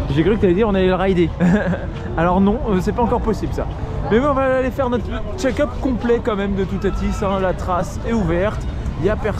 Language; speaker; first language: French; native; French